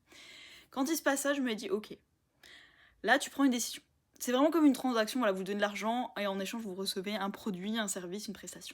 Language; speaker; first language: French; native; French